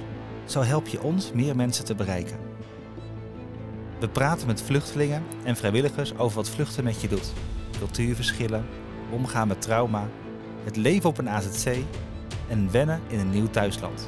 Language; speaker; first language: Dutch; native; Dutch